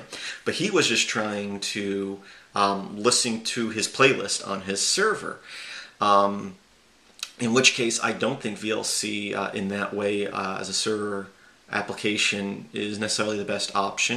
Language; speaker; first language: English; native; English